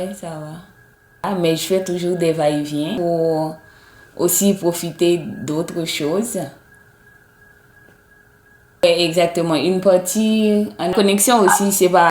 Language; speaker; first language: French; non-native, local second language; Haitian Creole